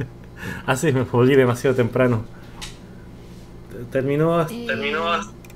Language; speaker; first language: Spanish; non-native, fluent; Korean